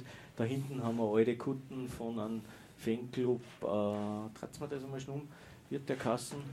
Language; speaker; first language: German; native; German